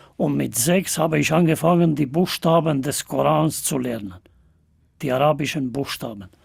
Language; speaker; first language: German; non-native, fluent; Albanian